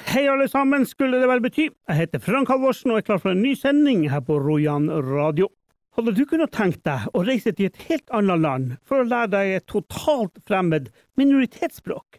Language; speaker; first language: Norwegian; native; Norwegian